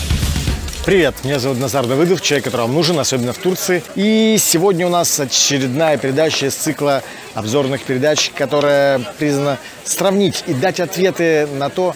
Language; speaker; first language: Russian; native; Russian